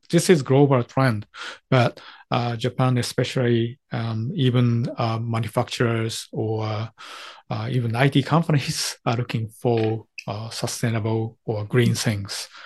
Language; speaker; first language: English; non-native, fluent; Japanese